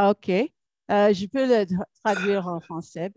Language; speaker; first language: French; non-native, learner; English